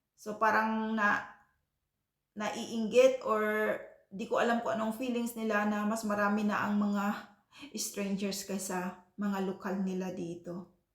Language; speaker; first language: Filipino; non-native, local second language; Cebuano